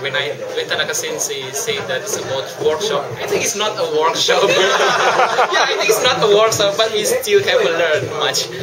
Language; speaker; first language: English; non-native, learner; Indonesian